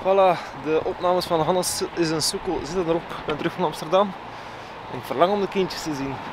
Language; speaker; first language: Dutch; native; Dutch